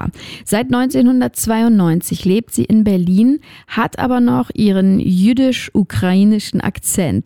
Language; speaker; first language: German; native; German